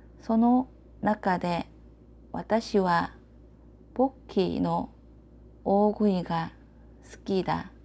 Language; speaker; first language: Japanese; non-native, learner; Korean